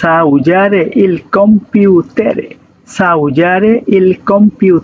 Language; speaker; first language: Italian; non-native, learner; Bangla